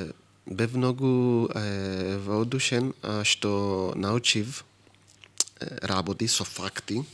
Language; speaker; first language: Macedonian; non-native, fluent; Greek